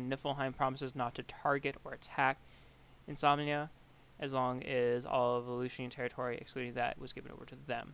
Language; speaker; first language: English; native; English